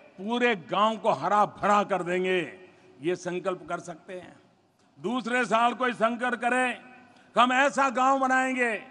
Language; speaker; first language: Hindi; non-native, local second language; Gujarati